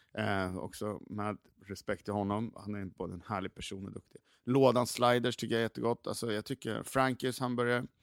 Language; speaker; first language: Swedish; native; Swedish